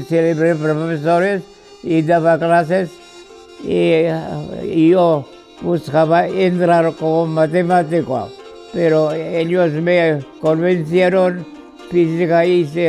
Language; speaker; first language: Spanish; non-native, fluent; Georgian